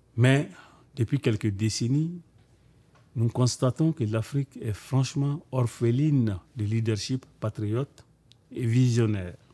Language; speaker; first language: French; non-native, local second language; Bambara